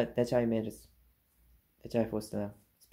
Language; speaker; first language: Romanian; non-native, learner; Korean